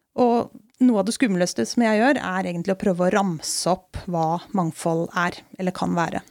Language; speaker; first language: Norwegian; native; Norwegian